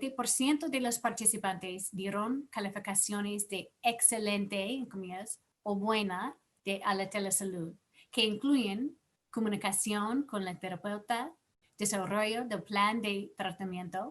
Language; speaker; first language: Spanish; non-native, fluent; English